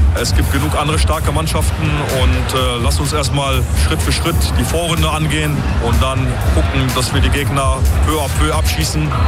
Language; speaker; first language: German; early bilingual, other home language; Polish